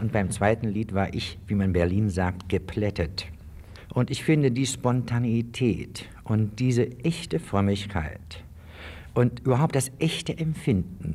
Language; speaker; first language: German; native; German